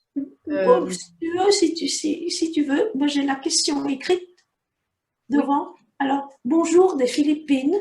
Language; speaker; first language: French; native; French